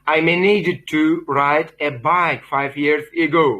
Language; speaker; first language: English; non-native, learner; Uzbek